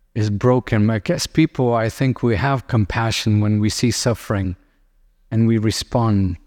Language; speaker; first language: English; non-native, fluent; Lithuanian